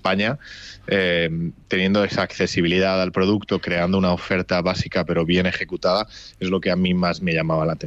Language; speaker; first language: Spanish; native; Spanish